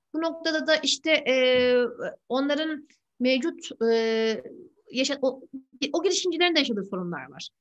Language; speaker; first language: Turkish; native; Turkish